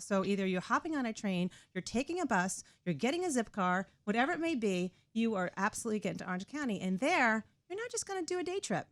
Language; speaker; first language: English; native; English